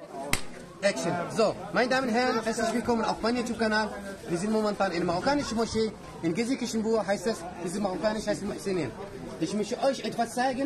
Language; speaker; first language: German; non-native, learner; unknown